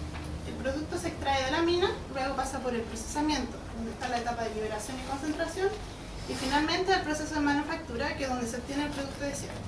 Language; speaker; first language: Spanish; native; Spanish